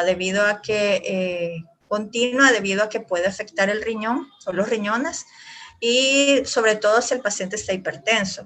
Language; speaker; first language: Spanish; native; Spanish